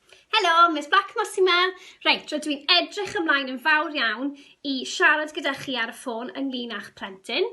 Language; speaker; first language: Welsh; non-native, local second language; English